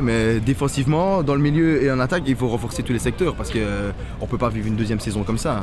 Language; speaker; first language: French; native; French